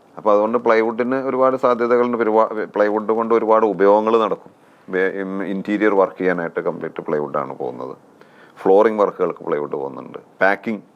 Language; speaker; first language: Malayalam; native; Malayalam